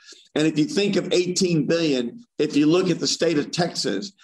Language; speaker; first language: English; native; English